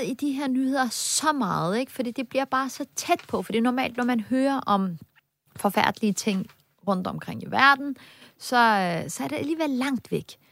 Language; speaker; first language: Danish; early bilingual, other home language; Turkish